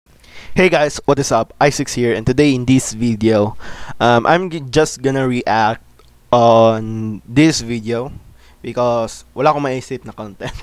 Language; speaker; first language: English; non-native, local second language; Cebuano